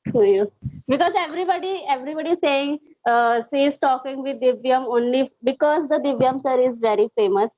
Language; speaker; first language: English; non-native, learner; Hindi